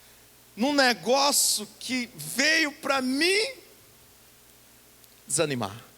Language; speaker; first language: Portuguese; native; Portuguese